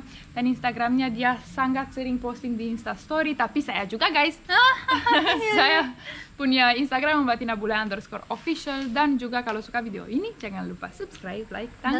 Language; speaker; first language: Indonesian; non-native, fluent; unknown